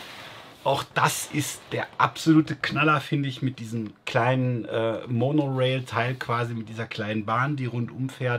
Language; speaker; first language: German; native; German